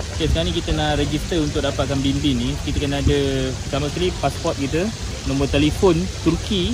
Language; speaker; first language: Malay; native; Malay